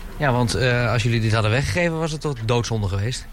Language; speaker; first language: Dutch; native; Dutch